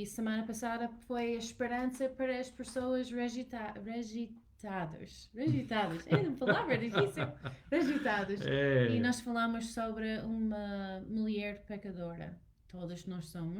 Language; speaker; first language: Portuguese; non-native, learner; English